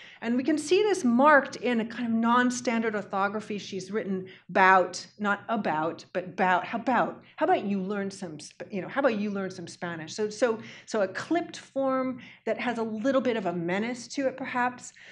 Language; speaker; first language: English; native; English